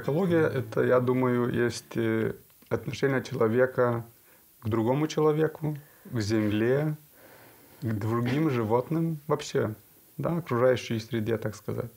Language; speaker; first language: Russian; non-native, local second language; Lithuanian